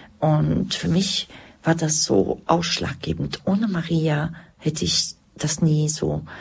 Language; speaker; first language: German; early bilingual, other home language; Croatian